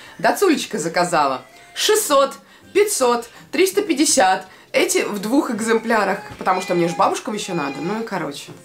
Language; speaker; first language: Russian; non-native, local second language; Latvian